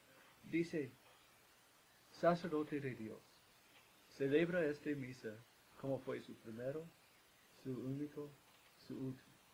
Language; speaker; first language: Spanish; non-native, fluent; English